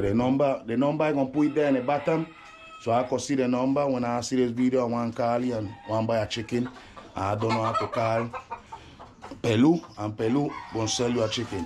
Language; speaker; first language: English; early bilingual, other home language; Spanish